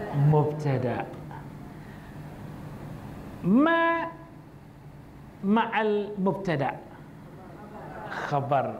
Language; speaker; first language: Arabic; non-native, fluent; Malay